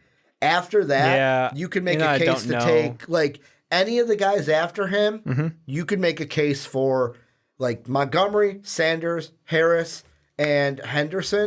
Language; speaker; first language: English; native; English